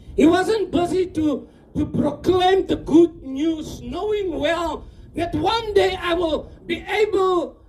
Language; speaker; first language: English; non-native, local second language; Afrikaans